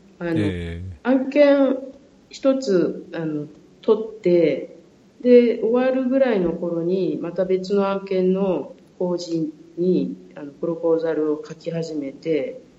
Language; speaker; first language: Japanese; native; Japanese